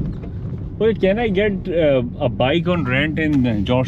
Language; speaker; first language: English; non-native, local second language; Urdu